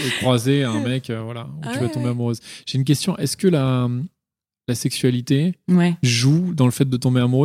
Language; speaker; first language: French; native; French